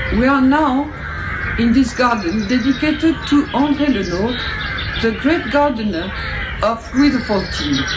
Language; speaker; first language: English; non-native, fluent; French